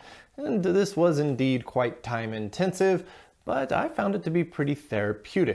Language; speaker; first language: English; native; English